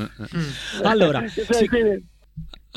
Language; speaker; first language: Italian; native; Italian